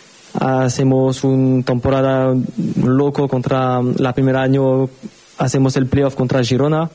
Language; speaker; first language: Spanish; non-native, learner; French